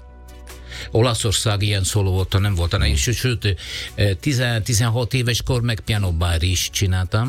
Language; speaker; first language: Hungarian; non-native, learner; Italian